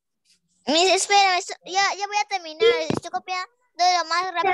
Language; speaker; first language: Spanish; native; Spanish